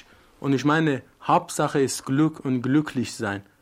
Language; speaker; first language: German; non-native, learner; Persian